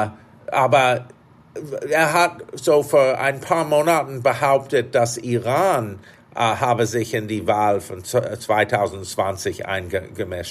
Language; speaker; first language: German; non-native, fluent; English